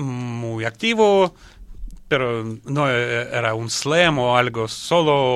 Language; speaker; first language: Spanish; non-native, learner; Russian